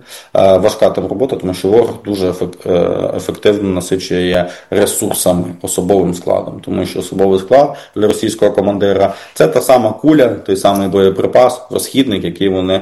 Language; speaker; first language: Ukrainian; native; Ukrainian